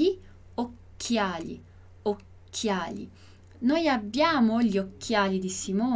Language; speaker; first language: Italian; non-native, fluent; Portuguese